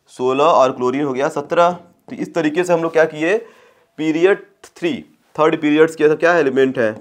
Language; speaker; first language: Hindi; native; Hindi